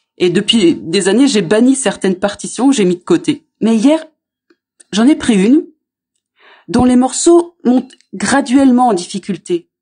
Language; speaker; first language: French; native; French